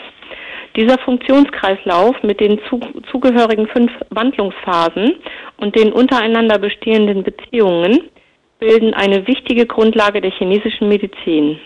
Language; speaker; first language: German; native; German